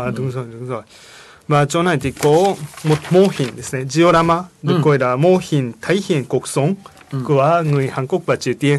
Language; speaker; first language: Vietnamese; non-native, fluent; Japanese